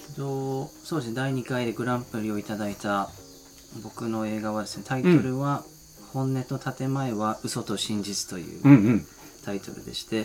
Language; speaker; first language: Japanese; native; Japanese